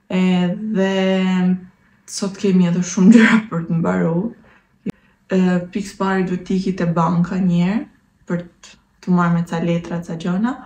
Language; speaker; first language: Albanian; native; Albanian